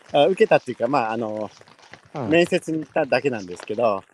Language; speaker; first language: Japanese; native; Japanese